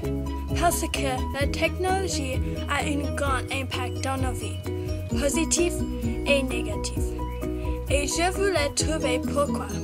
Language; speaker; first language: French; non-native, local second language; English